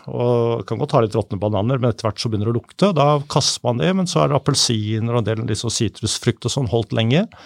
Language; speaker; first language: Norwegian; native; Norwegian